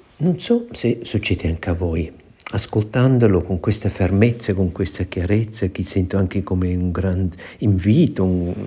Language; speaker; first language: Italian; non-native, fluent; German